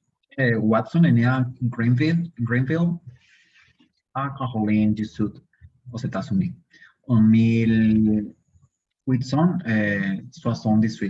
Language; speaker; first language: French; non-native, learner; Spanish